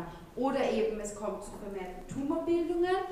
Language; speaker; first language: German; native; German